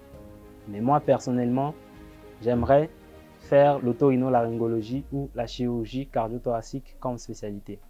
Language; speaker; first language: French; non-native, local second language; Sango